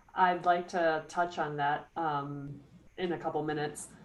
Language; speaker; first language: English; native; English